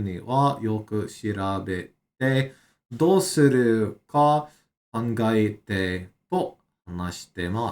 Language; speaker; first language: Japanese; non-native, learner; English